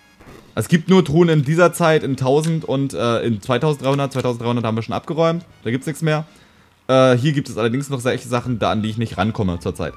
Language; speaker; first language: German; native; German